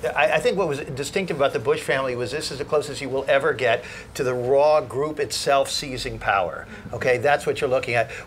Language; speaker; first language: English; native; English